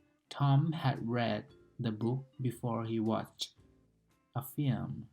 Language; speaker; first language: English; non-native, fluent; Thai